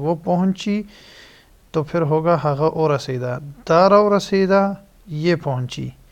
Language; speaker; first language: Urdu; non-native, local second language; Pashto